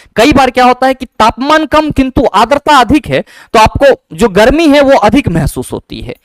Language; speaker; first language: Hindi; native; Hindi